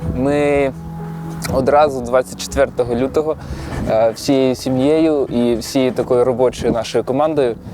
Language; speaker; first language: Ukrainian; native; Ukrainian